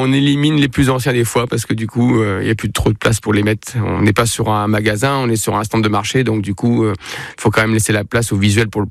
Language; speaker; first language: French; native; French